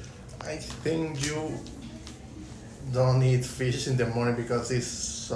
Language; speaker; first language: English; non-native, learner; Spanish